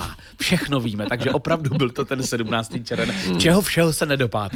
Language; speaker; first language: Czech; native; Czech